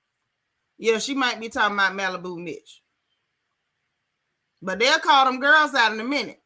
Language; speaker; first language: English; native; English